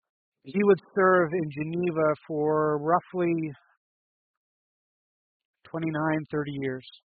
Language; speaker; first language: English; native; English